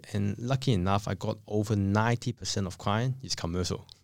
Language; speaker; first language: English; non-native, local second language; Cantonese